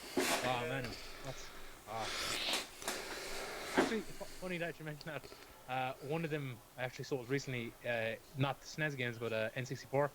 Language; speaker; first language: English; native; English